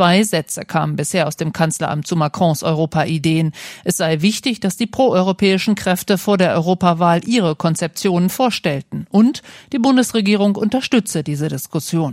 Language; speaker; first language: German; native; German